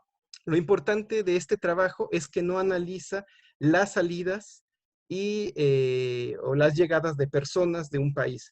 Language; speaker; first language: Spanish; native; Spanish